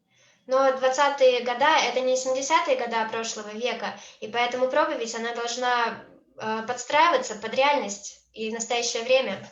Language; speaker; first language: Russian; native; Russian